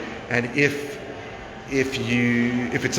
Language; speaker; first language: English; native; English